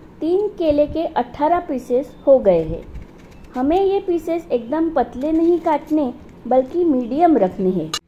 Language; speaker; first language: Hindi; non-native, local second language; Marathi